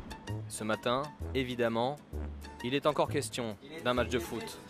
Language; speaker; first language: French; native; French